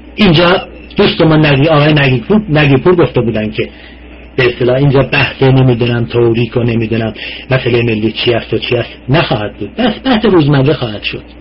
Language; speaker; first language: Persian; non-native, local second language; Azerbaijani